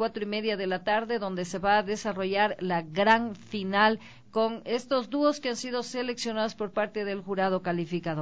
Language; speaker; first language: Spanish; native; Spanish